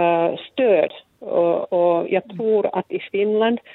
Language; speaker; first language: Swedish; non-native, local second language; Finnish